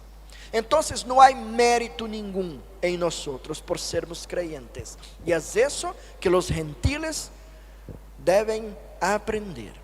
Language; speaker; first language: Spanish; non-native, fluent; Portuguese